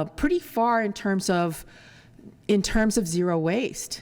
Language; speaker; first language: English; early bilingual, other home language; Spanish